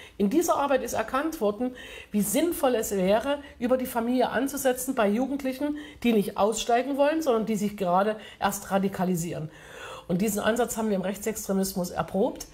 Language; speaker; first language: German; native; German